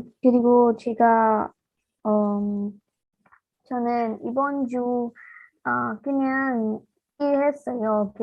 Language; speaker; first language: Korean; non-native, learner; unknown